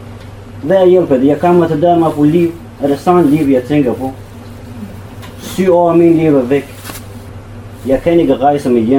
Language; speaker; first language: Danish; non-native, learner; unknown